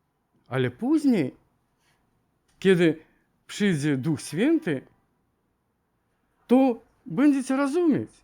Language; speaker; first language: Polish; non-native, learner; Ukrainian